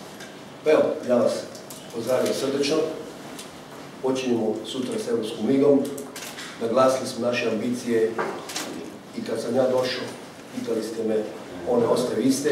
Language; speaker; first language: Croatian; native; Croatian